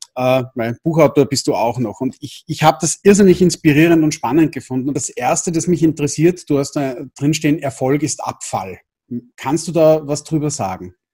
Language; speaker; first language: German; native; German